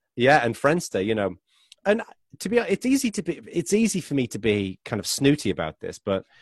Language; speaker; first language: English; native; English